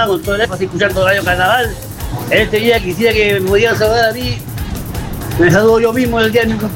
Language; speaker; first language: Spanish; native; Spanish